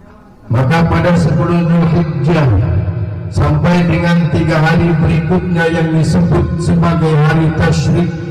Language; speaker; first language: Indonesian; native; Indonesian